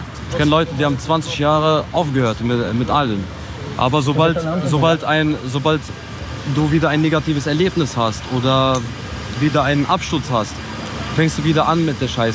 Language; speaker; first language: German; native; German